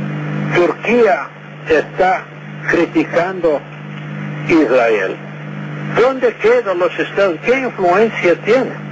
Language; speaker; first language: Spanish; non-native, fluent; English